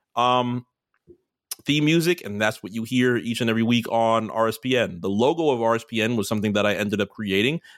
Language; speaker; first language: English; native; English